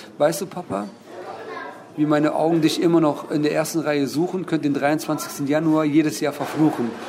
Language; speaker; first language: German; early bilingual, other home language; Turkish